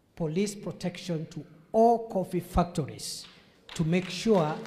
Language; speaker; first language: English; non-native, local second language; Meru